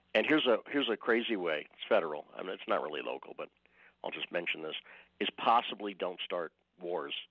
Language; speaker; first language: English; native; English